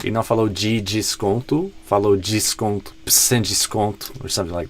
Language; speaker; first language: Portuguese; non-native, fluent; English